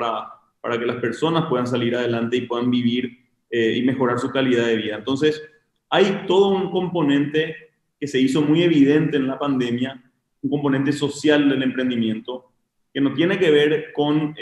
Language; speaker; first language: Spanish; native; Spanish